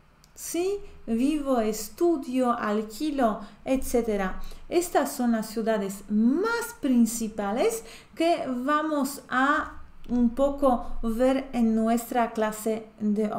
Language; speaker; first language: Spanish; non-native, fluent; Polish